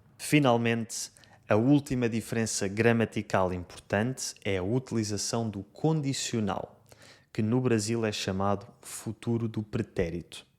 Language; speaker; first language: Portuguese; native; Portuguese